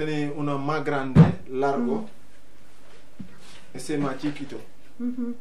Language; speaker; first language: Spanish; non-native, learner; Wolof